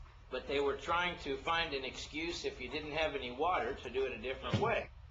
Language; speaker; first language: English; native; English